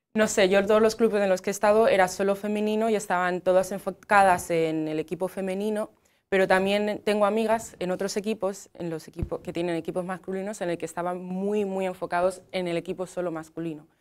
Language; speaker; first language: Spanish; native; Spanish